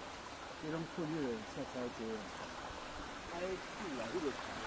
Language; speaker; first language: Chinese; native; Chinese